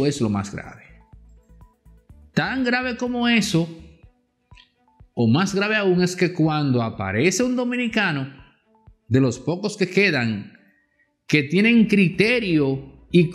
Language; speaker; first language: Spanish; native; Spanish